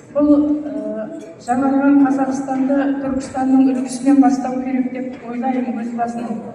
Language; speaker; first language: Kazakh; native; Kazakh